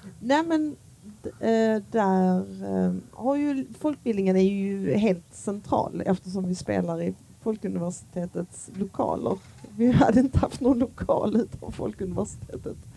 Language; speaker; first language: Swedish; native; Swedish